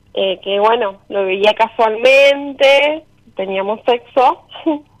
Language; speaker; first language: Spanish; native; Spanish